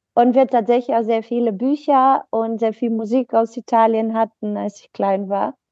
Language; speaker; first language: German; non-native, fluent; Bulgarian